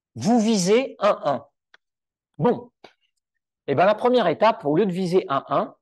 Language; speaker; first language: French; native; French